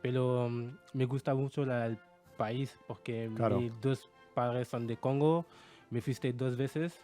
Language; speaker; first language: Spanish; non-native, learner; French